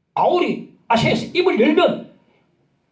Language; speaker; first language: Korean; native; Korean